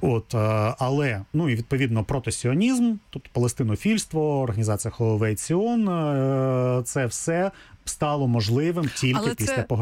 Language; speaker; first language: Ukrainian; native; Ukrainian